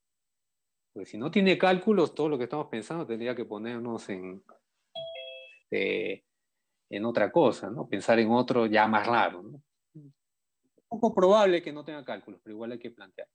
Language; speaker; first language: Spanish; native; Spanish